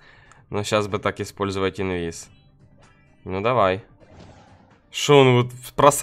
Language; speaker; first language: Russian; native; Russian